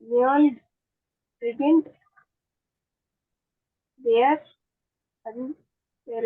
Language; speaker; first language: German; non-native, learner; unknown